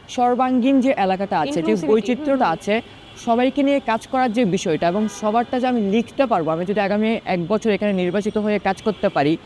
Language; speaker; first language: Bangla; non-native, local second language; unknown